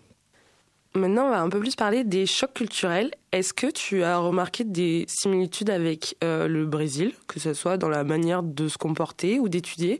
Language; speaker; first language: French; native; French